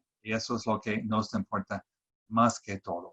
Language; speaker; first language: Spanish; non-native, fluent; English